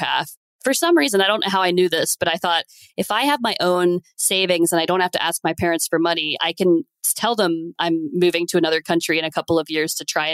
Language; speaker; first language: English; native; English